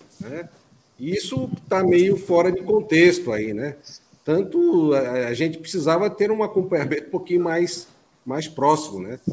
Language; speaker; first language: Portuguese; native; Portuguese